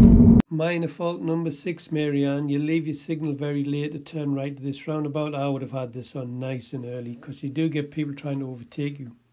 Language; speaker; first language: English; native; English